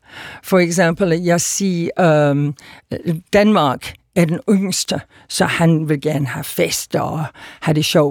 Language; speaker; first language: Danish; non-native, fluent; English